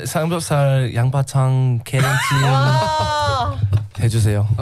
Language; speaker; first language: Korean; non-native, learner; English